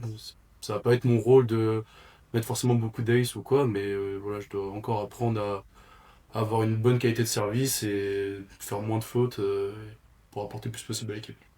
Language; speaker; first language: French; native; French